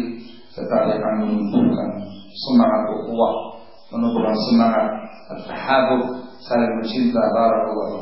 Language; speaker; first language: Indonesian; native; Indonesian